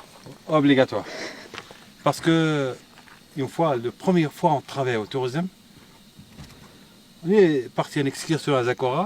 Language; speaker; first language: French; non-native, learner; Arabic